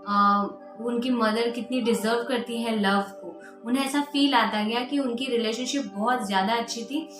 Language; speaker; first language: Hindi; native; Hindi